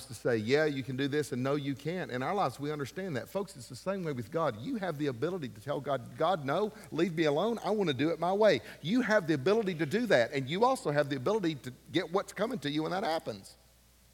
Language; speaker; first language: English; native; English